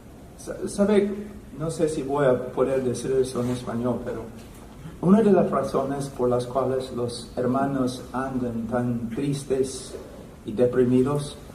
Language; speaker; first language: Spanish; non-native, fluent; English